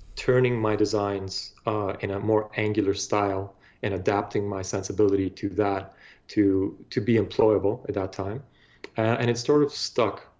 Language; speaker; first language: English; non-native, fluent; Bulgarian